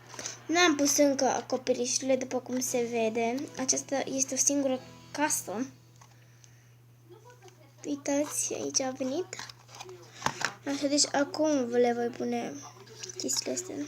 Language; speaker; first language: Romanian; native; Romanian